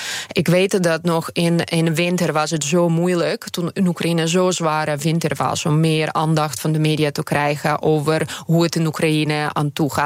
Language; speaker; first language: Dutch; non-native, fluent; Ukrainian